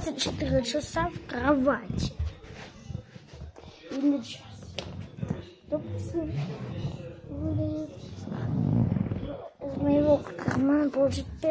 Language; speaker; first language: Russian; early bilingual, heritage; Russian